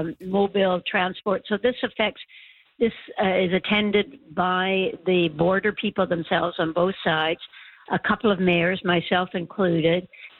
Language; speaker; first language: English; native; English